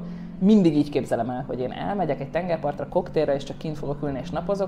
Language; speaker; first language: Hungarian; native; Hungarian